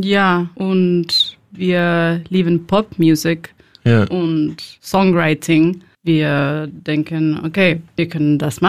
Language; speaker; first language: German; non-native, learner; Spanish